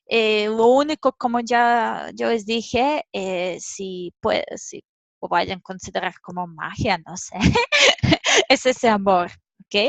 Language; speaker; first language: Spanish; non-native, fluent; Serbian